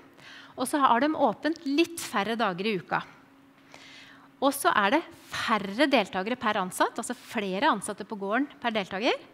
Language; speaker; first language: Norwegian; native; Norwegian